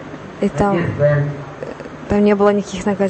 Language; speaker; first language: Russian; non-native, learner; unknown